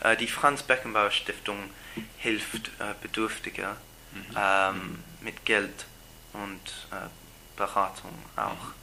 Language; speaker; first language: German; non-native, learner; English